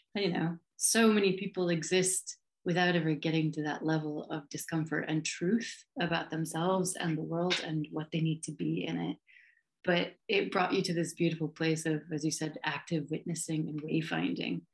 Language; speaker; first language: English; native; English